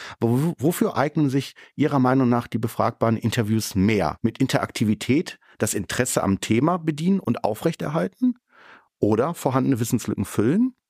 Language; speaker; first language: German; native; German